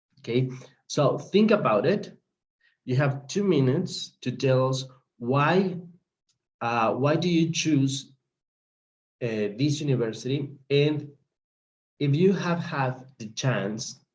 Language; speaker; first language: English; non-native, fluent; Spanish